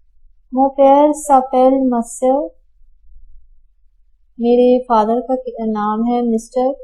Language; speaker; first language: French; non-native, fluent; Hindi